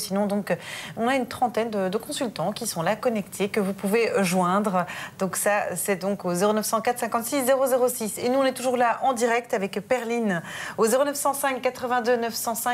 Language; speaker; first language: French; native; French